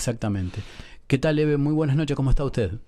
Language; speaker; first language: Spanish; native; Spanish